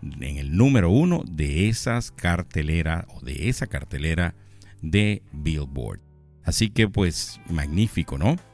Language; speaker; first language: Spanish; native; Spanish